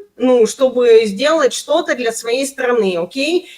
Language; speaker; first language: Russian; native; Russian